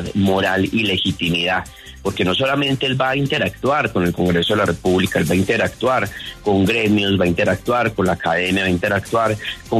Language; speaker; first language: Spanish; native; Spanish